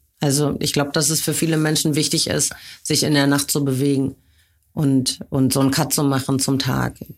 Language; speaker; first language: German; native; German